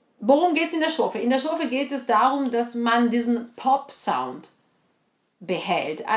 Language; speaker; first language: German; non-native, fluent; Italian